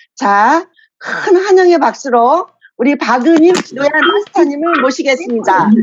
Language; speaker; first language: Korean; native; Korean